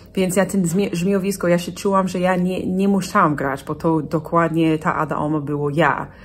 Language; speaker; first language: Polish; non-native, fluent; English